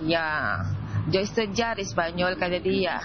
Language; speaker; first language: Spanish; non-native, learner; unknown